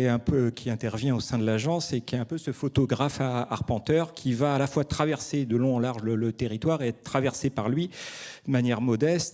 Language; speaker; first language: French; native; French